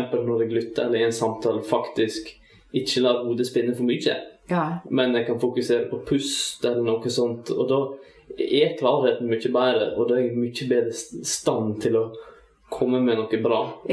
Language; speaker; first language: Norwegian; native; Norwegian